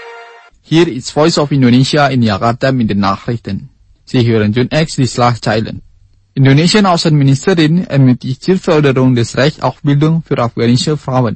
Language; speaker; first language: German; non-native, fluent; Indonesian